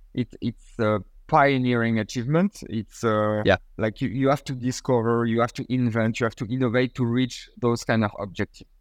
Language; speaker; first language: English; non-native, fluent; French